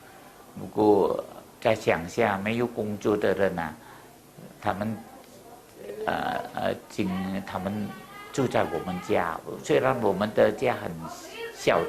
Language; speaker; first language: Chinese; early bilingual, heritage; Chinese